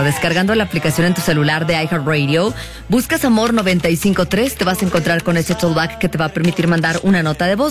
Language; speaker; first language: Spanish; native; Spanish